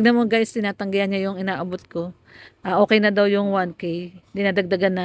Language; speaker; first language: Filipino; native; Filipino